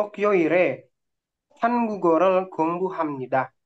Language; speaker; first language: Korean; non-native, learner; Indonesian